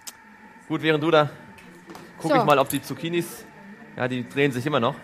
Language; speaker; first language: German; native; German